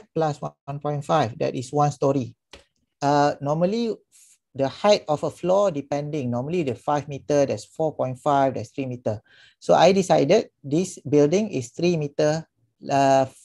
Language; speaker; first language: English; non-native, local second language; Malay